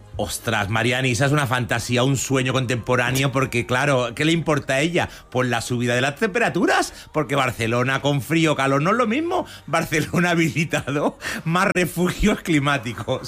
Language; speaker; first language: Spanish; native; Spanish